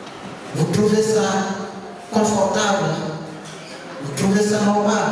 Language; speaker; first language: French; non-native, local second language; Wolof